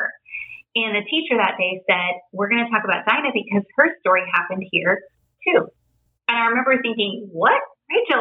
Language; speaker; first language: English; native; English